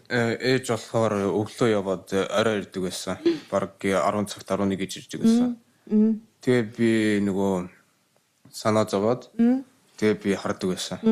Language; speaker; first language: Mongolian; early bilingual, heritage; Mongolian